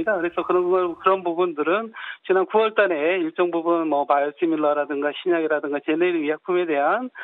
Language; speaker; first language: Korean; native; Korean